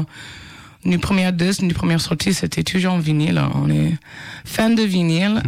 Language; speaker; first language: French; non-native, fluent; English